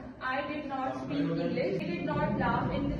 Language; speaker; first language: English; non-native, learner; Urdu